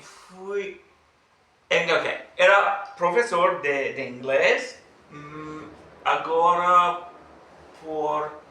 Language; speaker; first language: Portuguese; non-native, learner; English